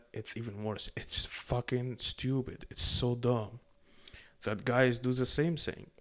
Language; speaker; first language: English; non-native, fluent; Arabic